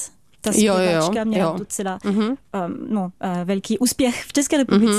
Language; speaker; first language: Czech; non-native, fluent; French